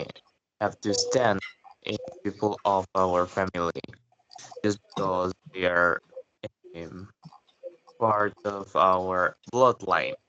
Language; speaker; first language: English; non-native, learner; Spanish